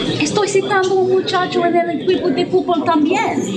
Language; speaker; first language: Spanish; non-native, learner; English